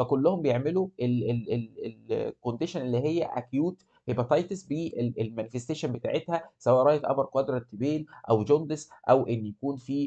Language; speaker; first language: Arabic; native; Arabic